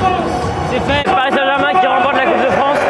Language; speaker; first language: French; native; French